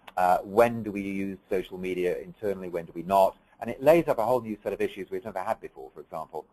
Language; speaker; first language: English; native; English